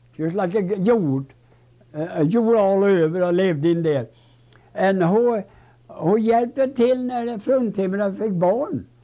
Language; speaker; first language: Swedish; native; Swedish